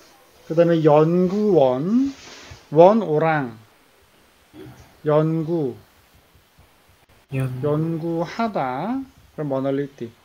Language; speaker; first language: Indonesian; non-native, fluent; Korean